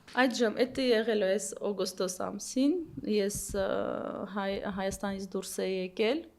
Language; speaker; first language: Armenian; early bilingual, heritage; Armenian